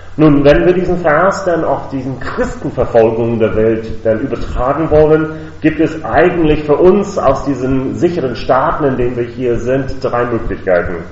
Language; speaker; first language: German; non-native, fluent; English